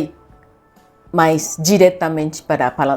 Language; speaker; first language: Portuguese; non-native, fluent; Japanese